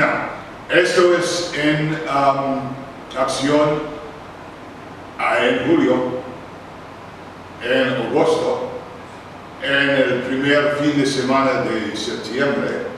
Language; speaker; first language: Spanish; non-native, learner; English